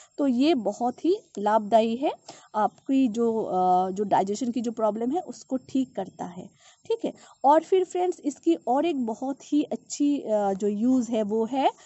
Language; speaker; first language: Hindi; non-native, local second language; Bangla